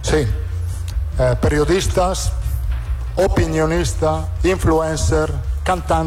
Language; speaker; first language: Portuguese; non-native, learner; Italian